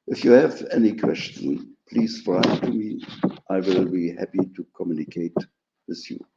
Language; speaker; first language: English; non-native, fluent; German